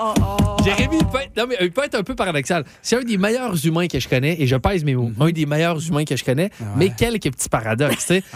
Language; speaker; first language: French; native; French